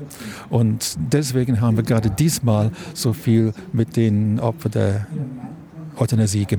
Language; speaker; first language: German; non-native, fluent; English